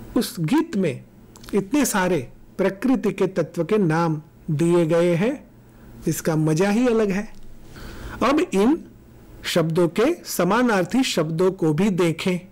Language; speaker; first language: Hindi; non-native, local second language; Gujarati